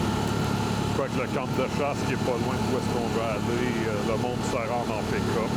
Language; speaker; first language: French; native; French